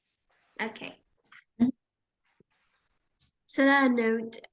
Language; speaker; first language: English; non-native, fluent; Vietnamese